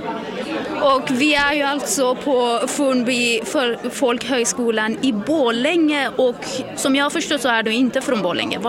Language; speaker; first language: Swedish; native; Swedish